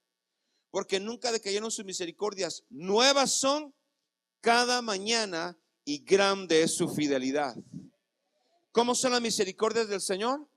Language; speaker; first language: Spanish; native; Spanish